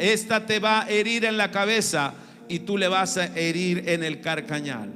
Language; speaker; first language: Spanish; native; Spanish